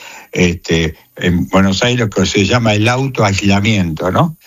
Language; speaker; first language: Spanish; native; Spanish